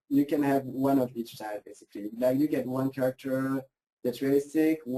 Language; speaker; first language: English; non-native, fluent; French